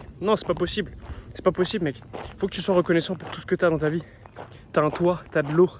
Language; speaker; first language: French; native; French